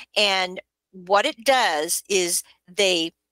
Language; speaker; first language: English; native; English